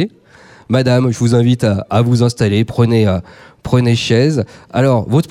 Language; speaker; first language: French; native; French